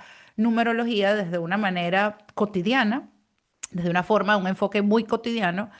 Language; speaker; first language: Spanish; native; Spanish